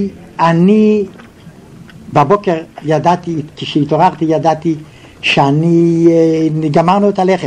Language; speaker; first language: Hebrew; non-native, fluent; Yiddish